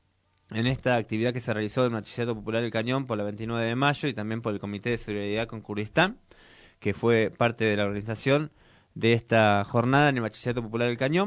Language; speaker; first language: Spanish; native; Spanish